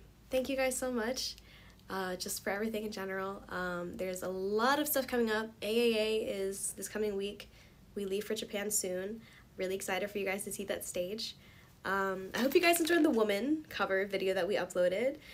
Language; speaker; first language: English; early bilingual, other home language; Korean